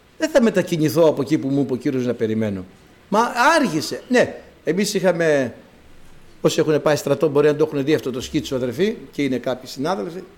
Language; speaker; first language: Greek; native; Greek